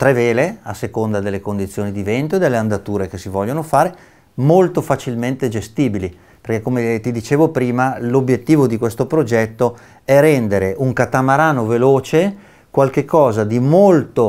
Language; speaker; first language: Italian; native; Italian